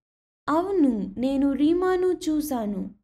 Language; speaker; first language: Telugu; non-native, learner; Bangla